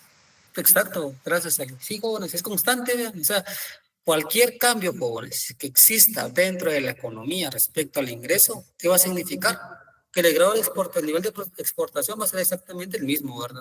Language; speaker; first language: Spanish; native; Spanish